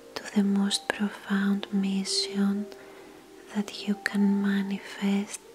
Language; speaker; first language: English; non-native, fluent; Greek